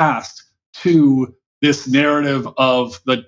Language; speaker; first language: English; native; English